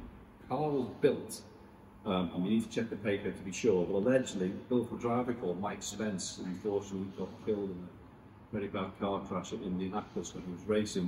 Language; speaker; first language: English; native; English